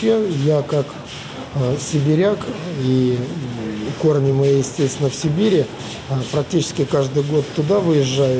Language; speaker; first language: Russian; native; Russian